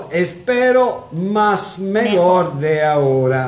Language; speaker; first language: Spanish; non-native, learner; Italian